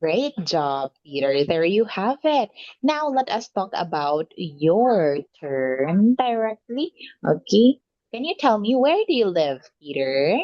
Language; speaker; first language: English; non-native, local second language; Filipino